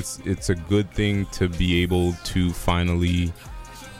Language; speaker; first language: English; native; English